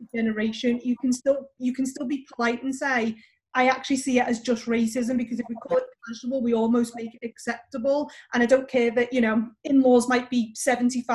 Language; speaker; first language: English; native; English